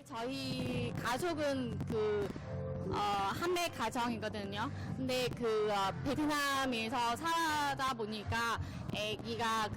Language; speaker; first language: Korean; non-native, learner; Vietnamese